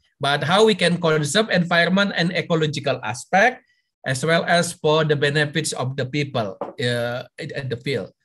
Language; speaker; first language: English; non-native, fluent; Indonesian